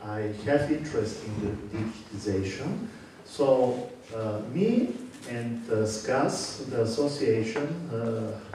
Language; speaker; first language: English; non-native, fluent; Bulgarian